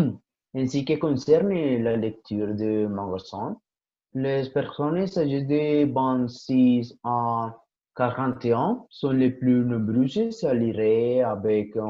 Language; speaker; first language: French; non-native, learner; Spanish